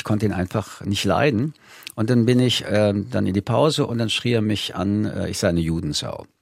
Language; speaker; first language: German; early bilingual, other home language; French